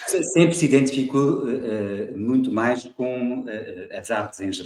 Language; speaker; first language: Portuguese; native; Portuguese